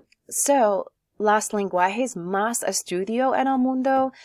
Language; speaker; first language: Spanish; non-native, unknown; English